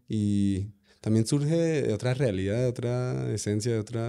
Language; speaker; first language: Spanish; early bilingual, other home language; English